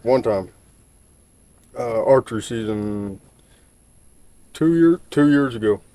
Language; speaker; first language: English; native; English